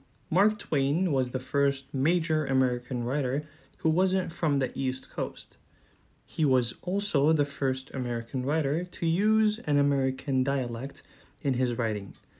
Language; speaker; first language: English; non-native, fluent; Arabic